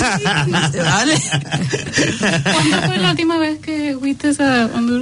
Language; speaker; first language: Spanish; early bilingual, heritage; Spanish